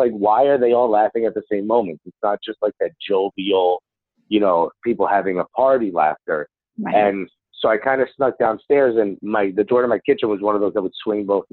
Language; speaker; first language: English; early bilingual, other home language; Spanish